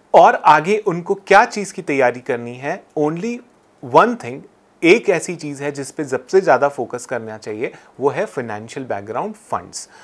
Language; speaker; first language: Hindi; native; Hindi